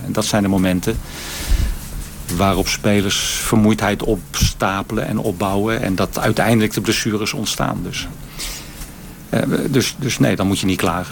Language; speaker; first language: Dutch; native; Dutch